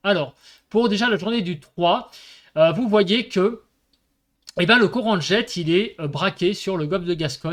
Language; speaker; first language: French; native; French